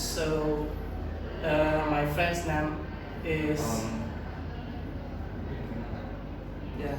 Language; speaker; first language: English; non-native, learner; Indonesian